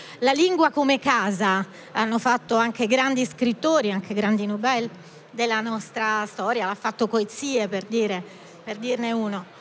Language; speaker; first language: Italian; native; Italian